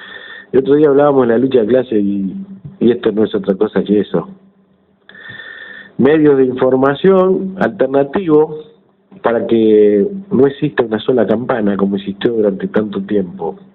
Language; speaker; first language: Spanish; native; Spanish